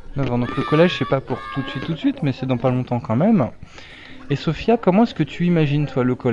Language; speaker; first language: French; native; French